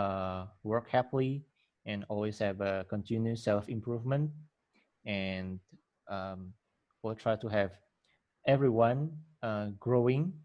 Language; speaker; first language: English; non-native, fluent; Indonesian